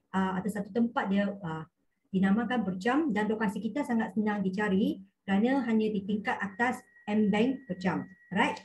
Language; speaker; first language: Malay; non-native, local second language; Cantonese